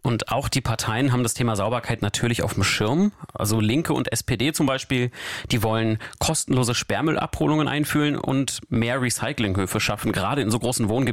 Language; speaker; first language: German; native; German